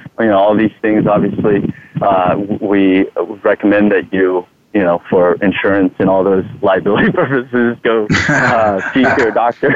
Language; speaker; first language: English; non-native, fluent; Thai